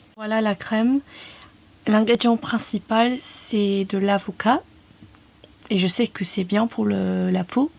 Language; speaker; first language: French; non-native, fluent; English